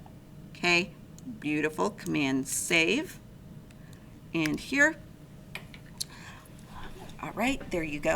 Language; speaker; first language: English; native; English